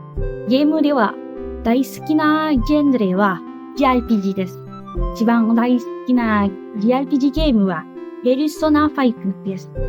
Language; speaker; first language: Japanese; non-native, learner; Indonesian